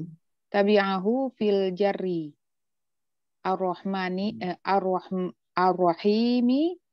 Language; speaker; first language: Arabic; non-native, learner; Indonesian